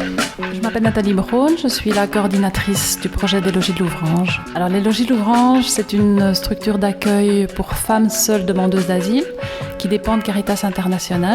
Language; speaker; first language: French; native; French